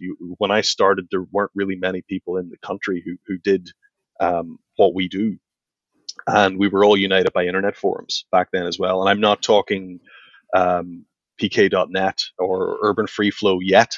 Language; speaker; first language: English; native; English